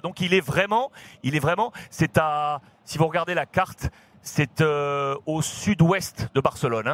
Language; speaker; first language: French; native; French